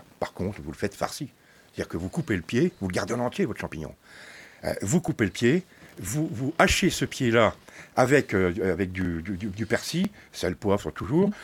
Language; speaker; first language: French; native; French